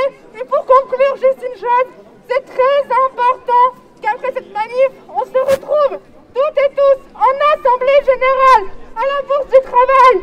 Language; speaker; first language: French; native; French